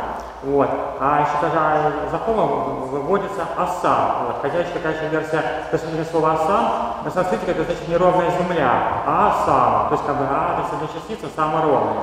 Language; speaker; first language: Russian; native; Russian